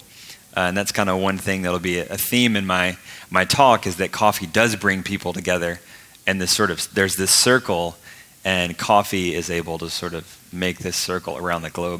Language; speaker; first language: English; native; English